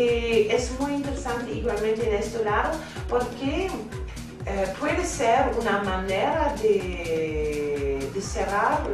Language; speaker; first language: Spanish; non-native, fluent; German